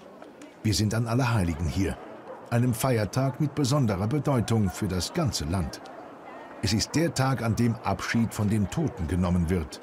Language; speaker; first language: German; native; German